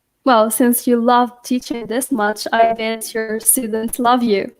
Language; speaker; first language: English; non-native, fluent; Arabic